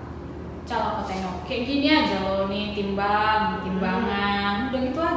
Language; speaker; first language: Indonesian; native; Indonesian